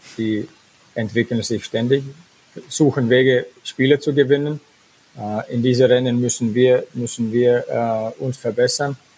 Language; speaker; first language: German; non-native, fluent; Finnish